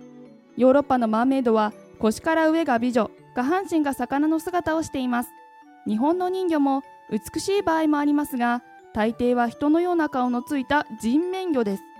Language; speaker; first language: Japanese; native; Japanese